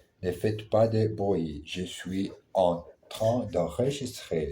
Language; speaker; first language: French; non-native, learner; German